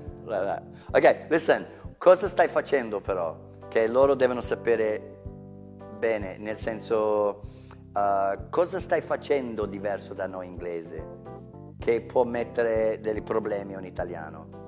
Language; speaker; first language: Italian; non-native, fluent; English